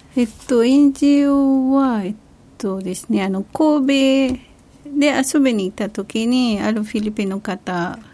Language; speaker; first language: Japanese; non-native, fluent; Filipino